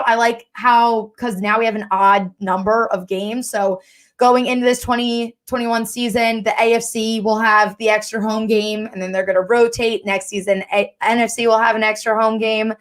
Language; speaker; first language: English; native; English